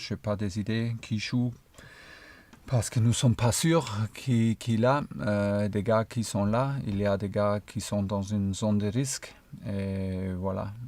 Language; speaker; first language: French; non-native, fluent; German